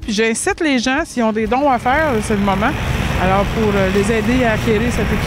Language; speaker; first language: French; native; French